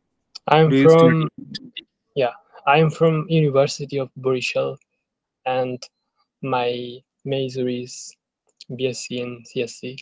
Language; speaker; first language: English; non-native, learner; Bangla